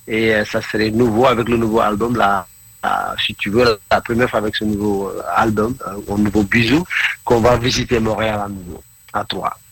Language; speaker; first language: French; non-native, local second language; Mandingo